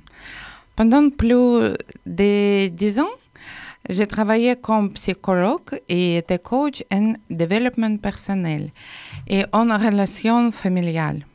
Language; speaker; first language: French; non-native, learner; Ukrainian